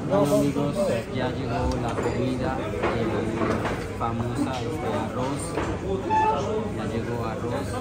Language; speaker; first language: Spanish; non-native, learner; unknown